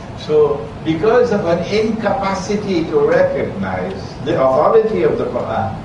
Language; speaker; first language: English; native; English